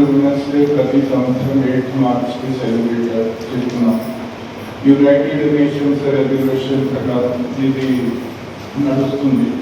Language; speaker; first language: Telugu; non-native, fluent; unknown